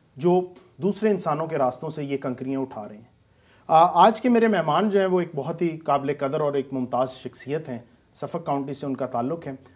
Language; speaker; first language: Urdu; native; Urdu